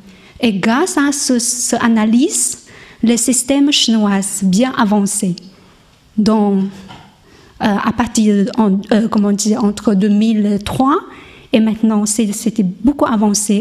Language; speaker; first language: French; non-native, learner; Chinese